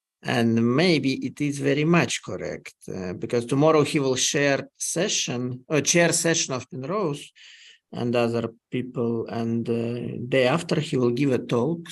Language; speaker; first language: English; non-native, fluent; Russian